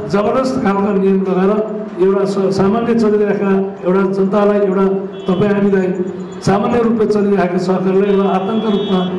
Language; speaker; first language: Nepali; native; Nepali